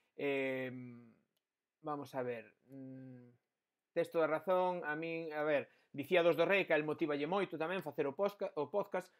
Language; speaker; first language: Galician; non-native, local second language; Spanish